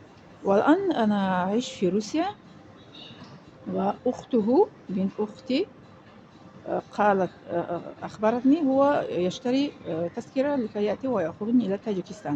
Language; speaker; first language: Arabic; non-native, fluent; Tajik